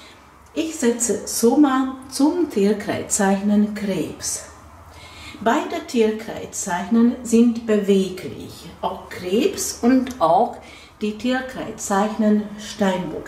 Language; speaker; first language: German; non-native, fluent; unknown